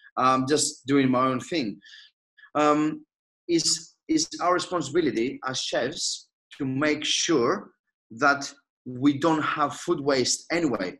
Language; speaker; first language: English; non-native, fluent; Greek